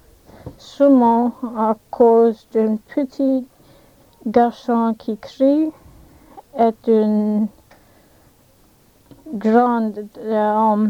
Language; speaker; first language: French; non-native, learner; English